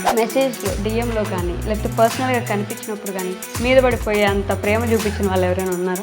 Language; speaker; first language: Telugu; native; Telugu